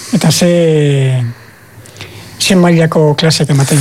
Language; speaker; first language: Basque; native; Basque